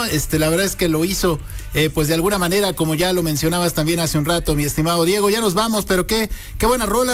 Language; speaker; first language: Spanish; native; Spanish